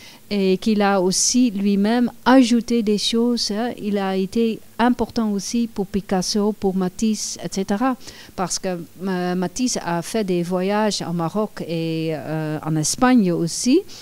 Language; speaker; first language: French; non-native, fluent; Dutch